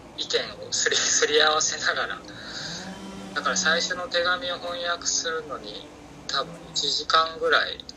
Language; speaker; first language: Japanese; native; Japanese